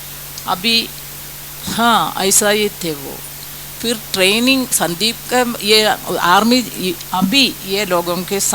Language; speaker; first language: Hindi; non-native, local second language; Malayalam